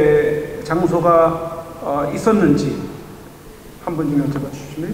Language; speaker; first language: Korean; native; Korean